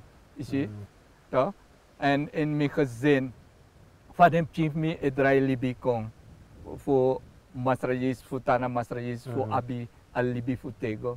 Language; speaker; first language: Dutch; non-native, local second language; Sranan Tongo